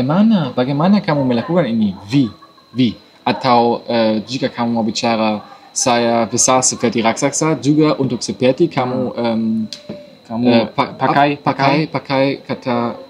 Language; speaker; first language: Indonesian; non-native, learner; German